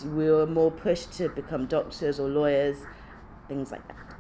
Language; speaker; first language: English; early bilingual, other home language; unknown